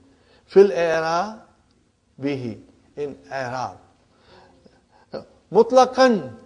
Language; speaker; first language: Arabic; non-native, fluent; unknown